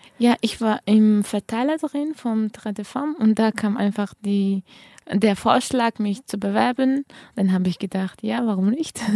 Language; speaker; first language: German; non-native, fluent; Tajik